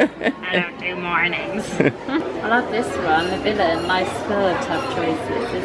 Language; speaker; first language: English; native; English